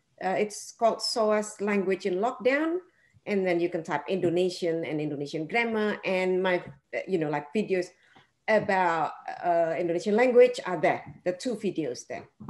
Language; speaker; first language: English; non-native, fluent; Indonesian